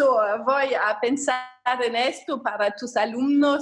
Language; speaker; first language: Spanish; non-native, fluent; German